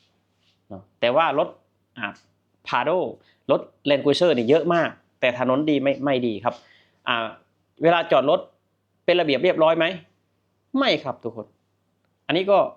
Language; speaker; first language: Thai; non-native, local second language; Northeastern Thai